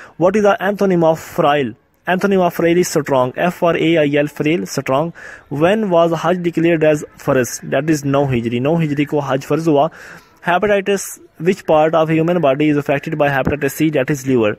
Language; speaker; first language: English; non-native, local second language; Urdu